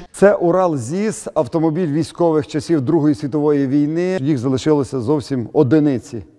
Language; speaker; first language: Ukrainian; native; Ukrainian